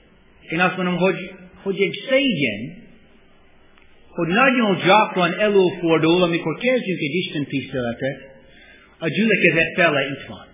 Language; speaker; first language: Hungarian; non-native, fluent; English